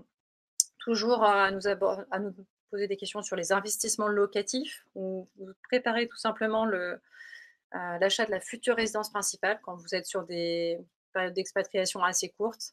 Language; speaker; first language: French; native; French